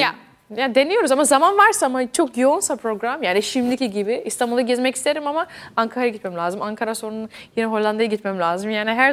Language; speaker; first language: Turkish; early bilingual, heritage; Dutch